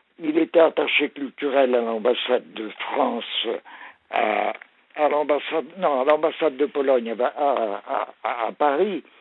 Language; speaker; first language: French; early bilingual, other home language; Polish